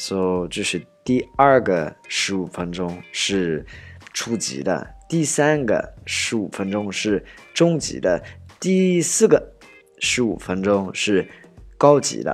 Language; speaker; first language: Chinese; non-native, fluent; English